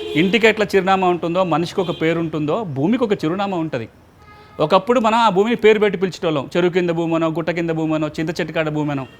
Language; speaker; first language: Telugu; native; Telugu